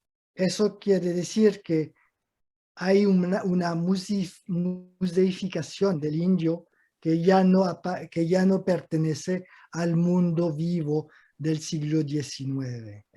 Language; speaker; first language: Spanish; non-native, fluent; French